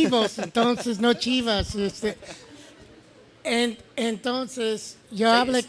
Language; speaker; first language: Spanish; non-native, learner; English